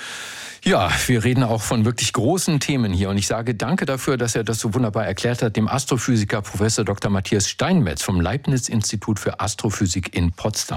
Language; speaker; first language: German; native; German